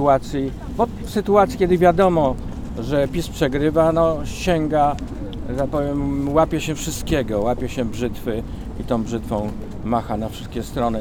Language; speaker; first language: Polish; native; Polish